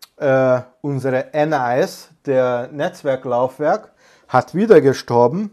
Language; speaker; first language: German; non-native, fluent; Hungarian